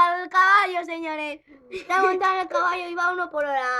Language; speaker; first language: Spanish; native; Spanish